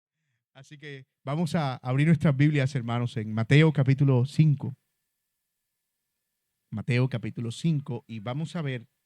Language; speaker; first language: Spanish; native; Spanish